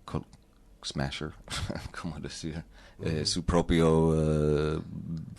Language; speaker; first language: Spanish; non-native, learner; English